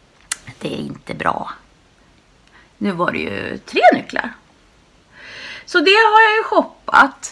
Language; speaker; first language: Swedish; native; Swedish